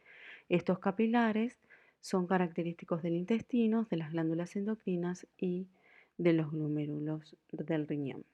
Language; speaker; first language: Spanish; native; Spanish